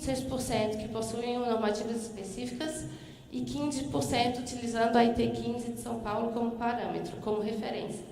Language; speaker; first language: Portuguese; native; Portuguese